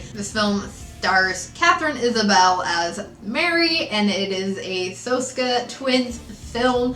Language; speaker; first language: English; native; English